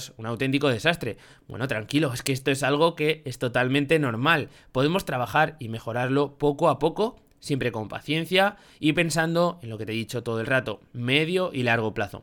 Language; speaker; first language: Spanish; native; Spanish